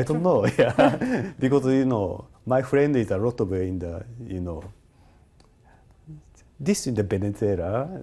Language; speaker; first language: English; non-native, learner; Japanese